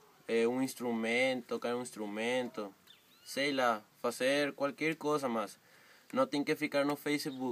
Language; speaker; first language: Portuguese; non-native, fluent; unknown